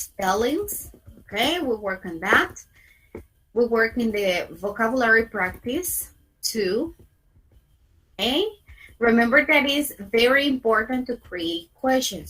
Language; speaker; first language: English; non-native, fluent; Spanish